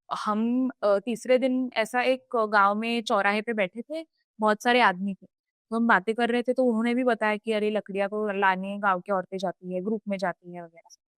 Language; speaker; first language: Hindi; non-native, local second language; Marathi